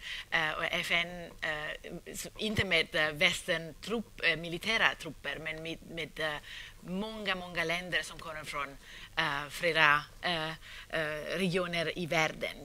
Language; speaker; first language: Swedish; non-native, fluent; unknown